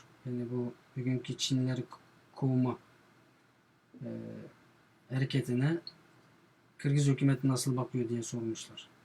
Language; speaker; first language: Turkish; non-native, fluent; Uyghur